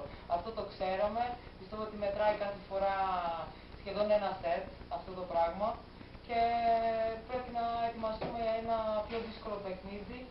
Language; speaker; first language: Greek; non-native, fluent; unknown